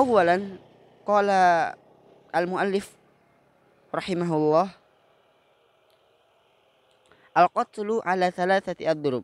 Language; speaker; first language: Arabic; non-native, fluent; Indonesian